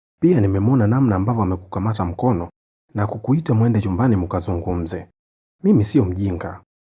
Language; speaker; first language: Swahili; native; Swahili